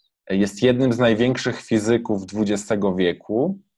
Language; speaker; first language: Polish; native; Polish